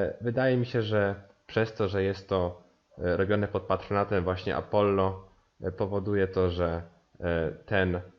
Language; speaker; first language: Polish; native; Polish